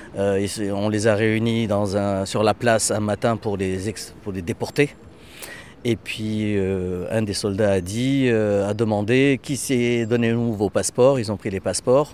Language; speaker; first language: French; non-native, local second language; Armenian